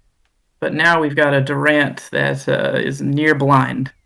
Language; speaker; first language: English; native; English